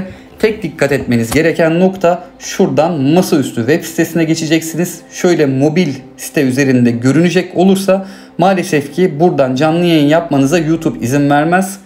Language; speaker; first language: Turkish; native; Turkish